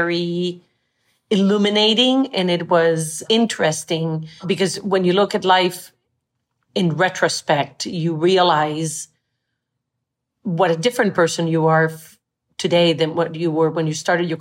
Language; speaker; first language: English; non-native, fluent; Spanish